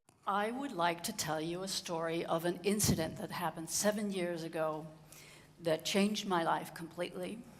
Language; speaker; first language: English; non-native, fluent; Dutch